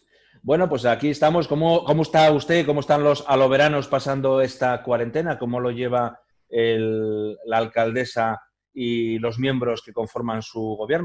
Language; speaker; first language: Spanish; native; Spanish